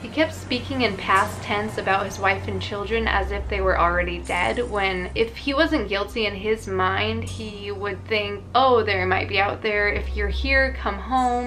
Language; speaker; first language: English; native; English